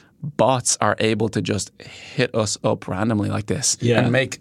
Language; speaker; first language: English; native; English